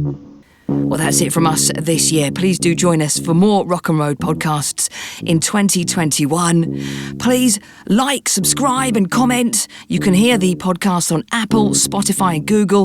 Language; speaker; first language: English; native; English